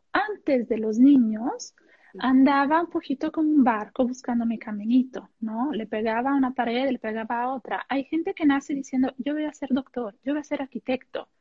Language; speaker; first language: Spanish; non-native, fluent; Italian